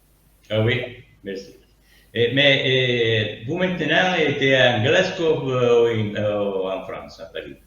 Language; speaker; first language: French; non-native, learner; Italian